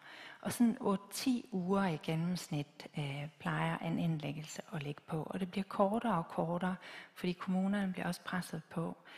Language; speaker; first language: Danish; native; Danish